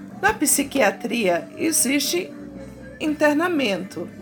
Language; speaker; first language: Portuguese; native; Portuguese